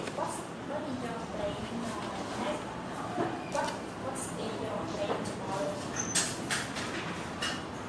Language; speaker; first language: English; non-native, learner; Vietnamese